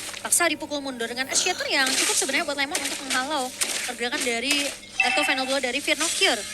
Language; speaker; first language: Indonesian; native; Indonesian